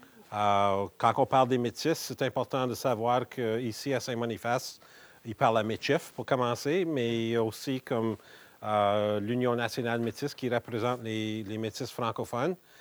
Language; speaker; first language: French; native; French